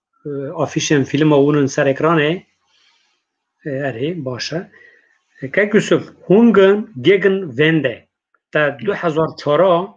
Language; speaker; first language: Kurdish; native; Kurdish